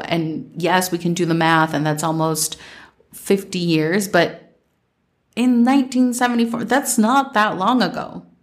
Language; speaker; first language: English; early bilingual, other home language; Spanish